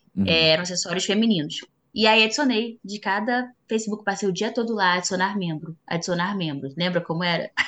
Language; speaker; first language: Portuguese; native; Portuguese